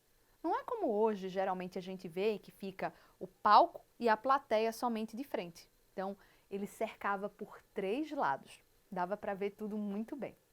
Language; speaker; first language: Portuguese; native; Portuguese